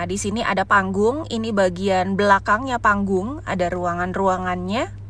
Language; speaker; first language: Indonesian; native; Indonesian